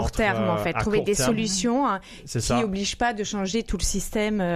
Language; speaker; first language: French; native; French